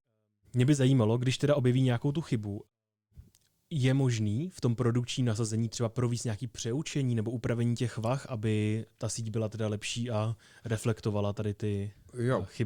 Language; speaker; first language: Czech; native; Czech